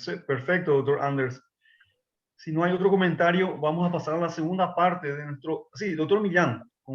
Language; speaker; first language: Spanish; native; Spanish